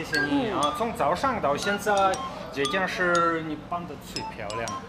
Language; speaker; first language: Chinese; non-native, learner; English